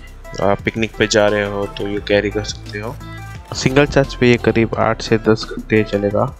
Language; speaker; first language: Hindi; native; Hindi